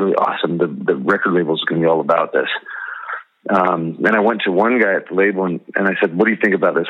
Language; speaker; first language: English; native; English